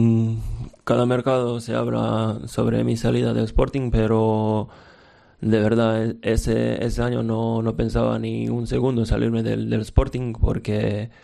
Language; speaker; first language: Spanish; non-native, fluent; Serbian